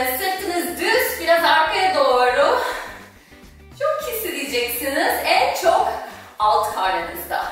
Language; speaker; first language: Turkish; non-native, fluent; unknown